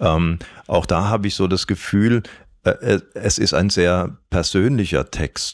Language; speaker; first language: German; native; German